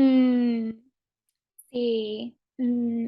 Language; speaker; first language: Spanish; non-native, fluent; English